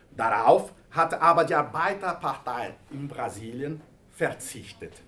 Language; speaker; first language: German; non-native, fluent; Portuguese